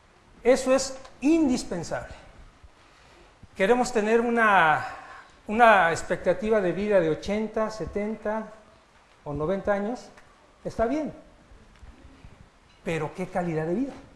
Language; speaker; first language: Spanish; native; Spanish